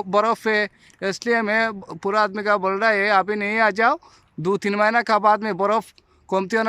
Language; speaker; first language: Hindi; non-native, local second language; Bangla